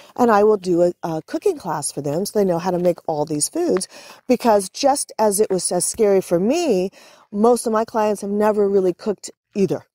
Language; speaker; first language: English; native; English